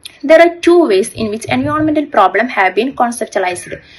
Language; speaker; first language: English; non-native, local second language; Malayalam